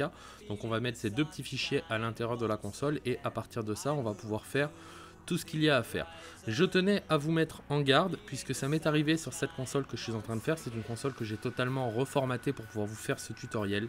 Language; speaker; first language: French; native; French